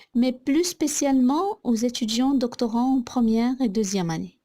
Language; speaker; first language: French; non-native, local second language; Arabic